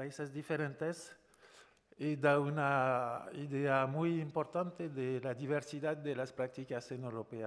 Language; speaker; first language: Spanish; non-native, fluent; French